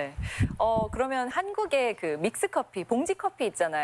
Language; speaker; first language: Korean; native; Korean